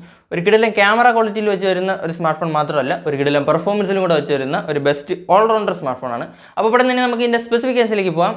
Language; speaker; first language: Malayalam; native; Malayalam